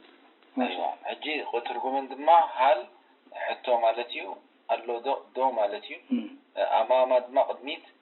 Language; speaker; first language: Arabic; non-native, learner; Tigrinya